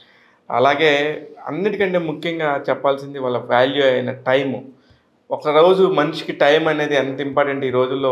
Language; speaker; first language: Telugu; native; Telugu